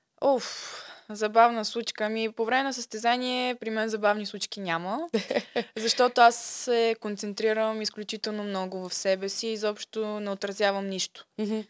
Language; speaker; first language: Bulgarian; early bilingual, other home language; Russian